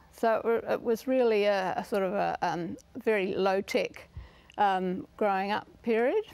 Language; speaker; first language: English; native; English